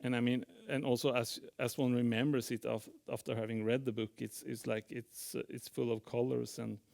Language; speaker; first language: English; non-native, fluent; Norwegian